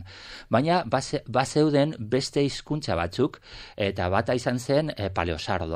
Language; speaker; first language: Basque; non-native, local second language; Spanish